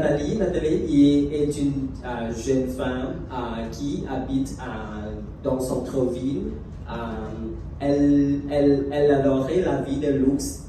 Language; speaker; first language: French; non-native, fluent; Thai